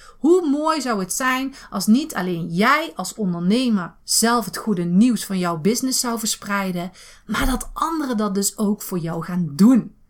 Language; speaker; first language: Dutch; native; Dutch